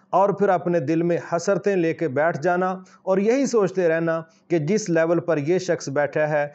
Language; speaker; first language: Urdu; native; Urdu